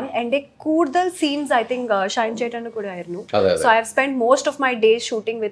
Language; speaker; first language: Malayalam; early bilingual, heritage; Malayalam